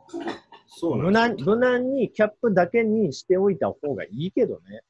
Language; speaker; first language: Japanese; native; Japanese